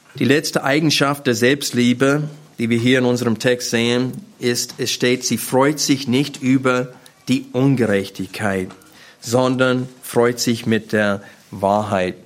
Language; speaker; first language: German; non-native, fluent; English